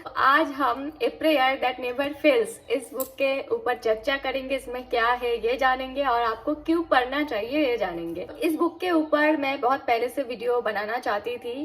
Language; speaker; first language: Hindi; non-native, local second language; Bangla